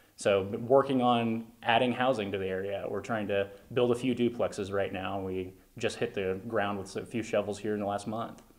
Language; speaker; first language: English; native; English